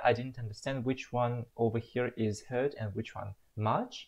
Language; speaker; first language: English; non-native, fluent; Russian